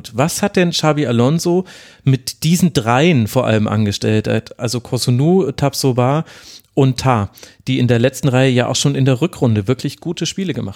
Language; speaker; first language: German; native; German